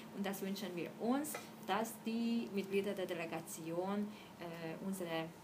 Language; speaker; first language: German; non-native, fluent; Hungarian